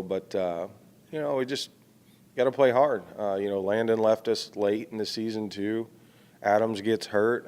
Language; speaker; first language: English; native; English